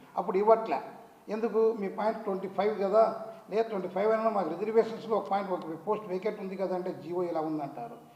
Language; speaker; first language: Telugu; non-native, local second language; Lambadi